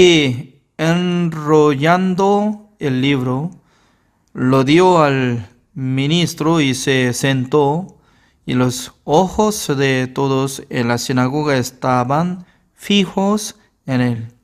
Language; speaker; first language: Spanish; non-native, fluent; Korean